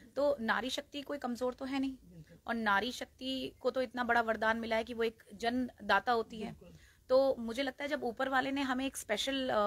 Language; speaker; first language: Hindi; native; Hindi